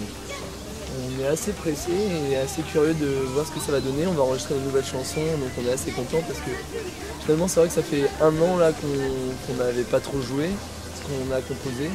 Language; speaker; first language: French; native; French